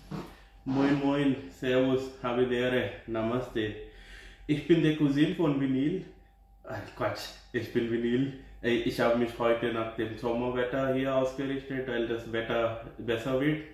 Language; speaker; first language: German; non-native, learner; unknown